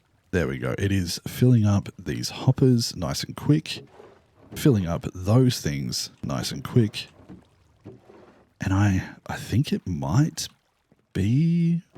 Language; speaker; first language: English; native; English